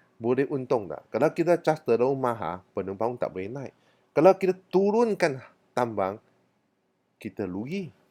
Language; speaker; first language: Malay; non-native, local second language; Min Nan Chinese